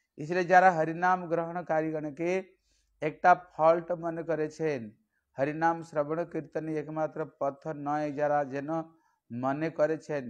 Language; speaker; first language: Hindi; non-native, local second language; Bangla